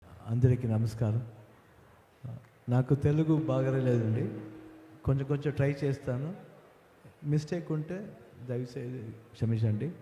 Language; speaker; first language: Telugu; non-native, learner; Kannada